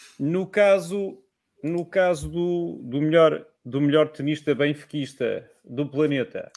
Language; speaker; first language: Portuguese; native; Portuguese